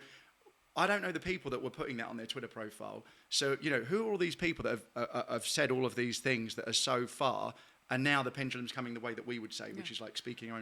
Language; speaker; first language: English; native; English